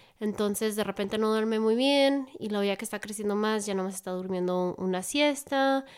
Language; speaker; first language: Spanish; native; Spanish